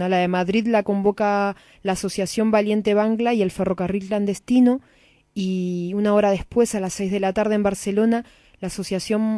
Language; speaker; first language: Spanish; native; Spanish